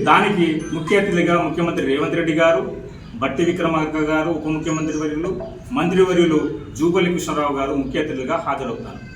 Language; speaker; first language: Telugu; non-native, local second language; Lambadi